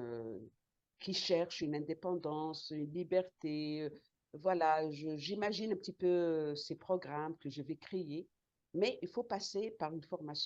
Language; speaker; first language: French; non-native, local second language; Arabic